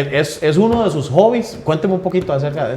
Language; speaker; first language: Spanish; native; Spanish